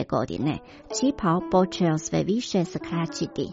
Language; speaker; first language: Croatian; non-native, fluent; Chinese